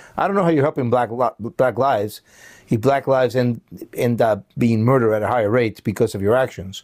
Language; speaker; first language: English; early bilingual, other home language; Spanish